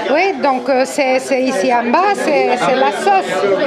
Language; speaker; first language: French; non-native, fluent; Spanish